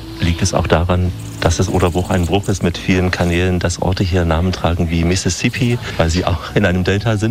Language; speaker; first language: German; native; German